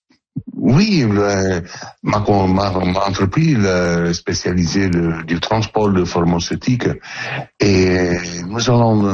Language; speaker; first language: French; non-native, learner; Italian